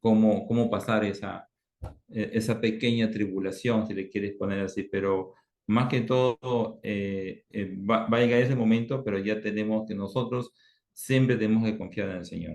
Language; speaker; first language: Spanish; native; Spanish